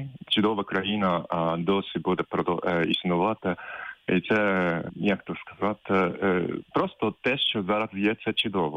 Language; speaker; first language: Ukrainian; non-native, fluent; Japanese